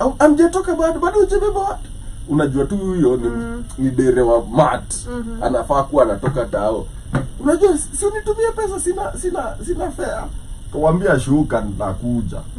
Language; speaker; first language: Swahili; native; Swahili